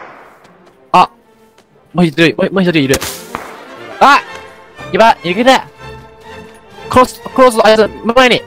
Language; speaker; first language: Japanese; non-native, learner; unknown